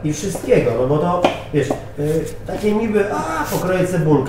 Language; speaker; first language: Polish; native; Polish